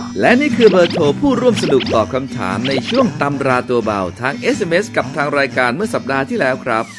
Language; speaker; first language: Thai; native; Thai